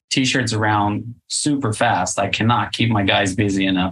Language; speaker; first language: English; non-native, fluent; Spanish